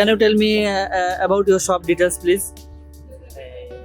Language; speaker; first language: English; non-native, learner; Bangla